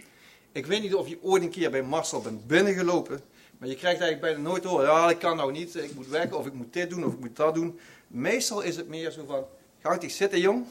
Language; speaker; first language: Dutch; native; Dutch